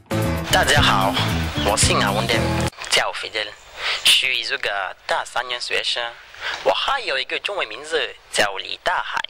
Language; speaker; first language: Chinese; non-native, fluent; French